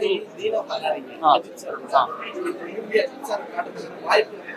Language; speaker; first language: Tamil; native; Tamil